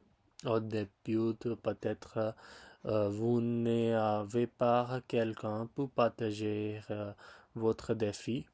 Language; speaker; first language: French; non-native, learner; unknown